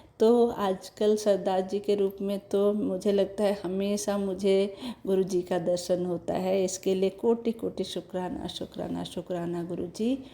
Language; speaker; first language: Hindi; non-native, local second language; Odia